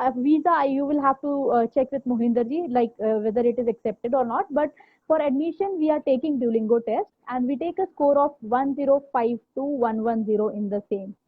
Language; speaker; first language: English; non-native, local second language; Hindi